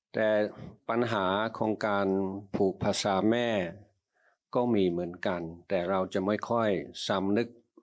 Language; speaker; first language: Thai; non-native, fluent; English